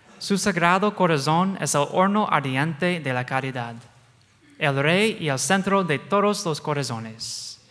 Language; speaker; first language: Spanish; non-native, fluent; English